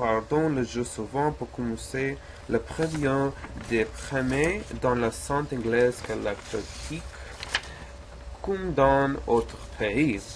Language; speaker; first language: French; non-native, learner; English